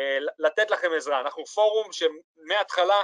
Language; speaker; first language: Hebrew; native; Hebrew